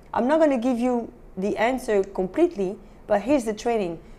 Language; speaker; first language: English; non-native, fluent; French